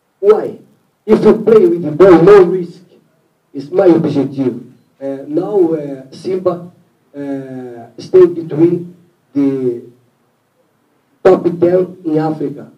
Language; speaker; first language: English; non-native, learner; Portuguese